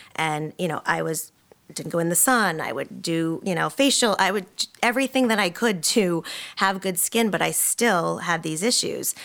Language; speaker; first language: English; native; English